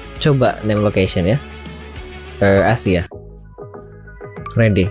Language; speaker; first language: English; non-native, learner; Indonesian